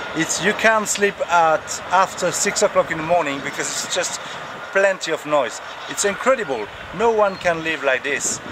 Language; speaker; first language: English; non-native, learner; French